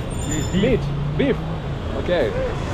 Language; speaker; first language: English; non-native, learner; Arabic